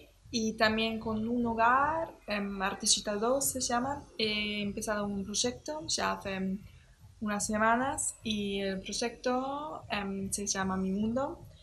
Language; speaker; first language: Spanish; non-native, fluent; German